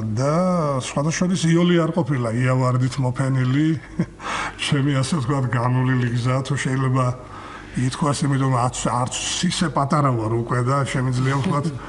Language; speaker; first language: Georgian; native; Georgian